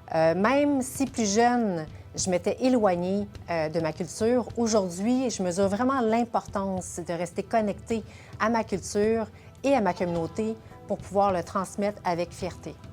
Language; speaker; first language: French; early bilingual, other home language; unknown